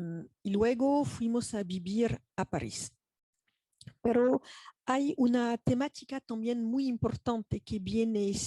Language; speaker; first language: Spanish; non-native, fluent; French